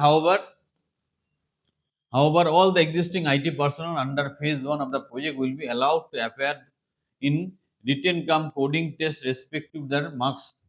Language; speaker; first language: English; non-native, local second language; Bangla